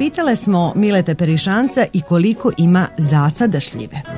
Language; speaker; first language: Serbian; native; Serbian